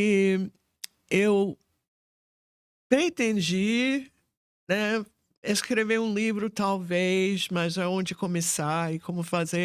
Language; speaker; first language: Portuguese; non-native, fluent; English